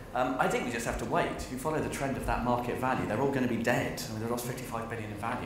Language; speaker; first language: English; native; English